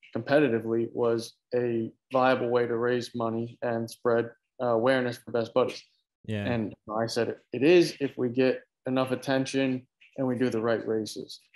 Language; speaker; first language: English; native; English